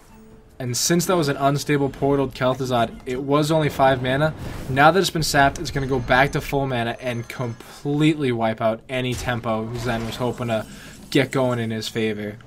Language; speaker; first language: English; native; English